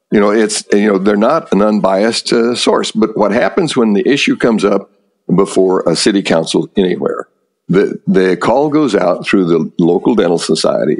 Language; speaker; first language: English; native; English